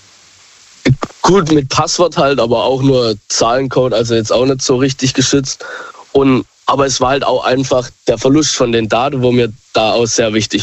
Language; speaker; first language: German; native; German